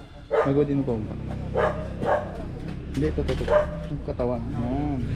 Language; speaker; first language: Filipino; native; Filipino